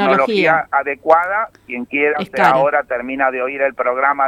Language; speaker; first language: Spanish; native; Spanish